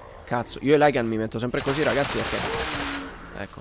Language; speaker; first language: Italian; native; Italian